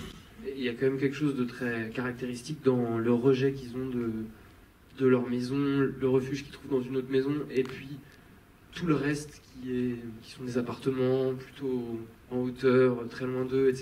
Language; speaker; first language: French; native; French